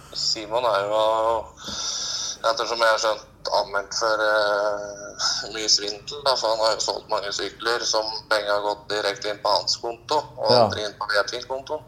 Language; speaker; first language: Norwegian; native; Norwegian